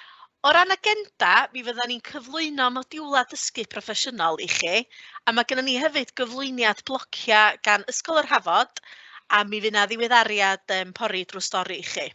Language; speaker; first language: Welsh; native; Welsh